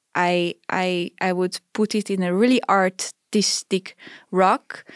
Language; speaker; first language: English; non-native, fluent; Hungarian